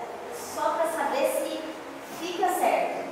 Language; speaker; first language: Portuguese; native; Portuguese